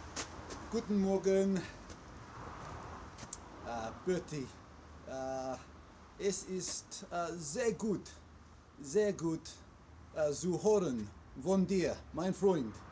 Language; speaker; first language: German; non-native, learner; English